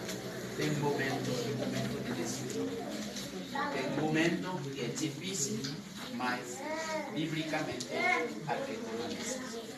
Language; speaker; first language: Portuguese; non-native, fluent; Haitian Creole